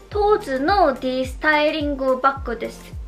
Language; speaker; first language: Japanese; non-native, learner; Korean